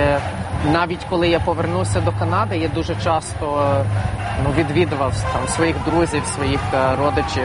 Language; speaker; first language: Ukrainian; non-native, fluent; English